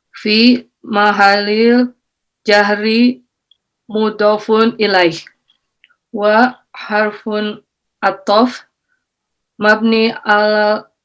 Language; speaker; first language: Arabic; non-native, learner; Indonesian